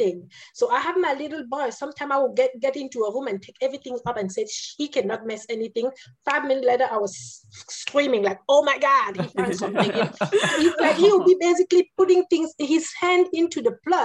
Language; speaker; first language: English; non-native, local second language; French